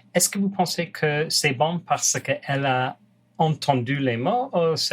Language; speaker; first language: French; non-native, fluent; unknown